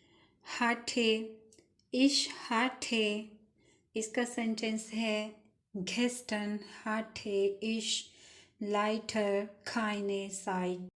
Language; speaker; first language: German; non-native, fluent; Urdu